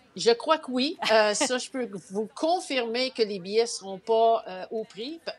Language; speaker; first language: French; native; French